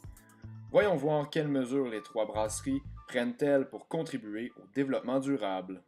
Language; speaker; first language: French; native; French